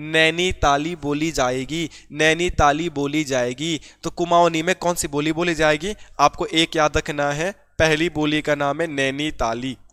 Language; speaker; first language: Hindi; native; Hindi